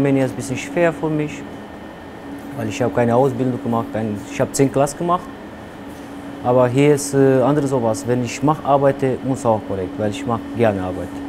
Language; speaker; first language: German; non-native, learner; Romanian